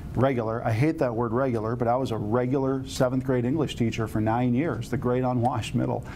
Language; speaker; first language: English; native; English